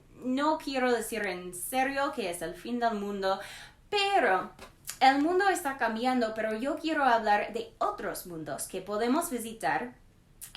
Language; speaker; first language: Spanish; non-native, learner; English